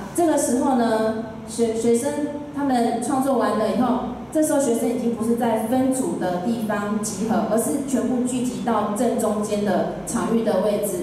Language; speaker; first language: Chinese; native; Chinese